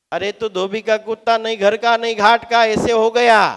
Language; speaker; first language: Hindi; non-native, local second language; Gujarati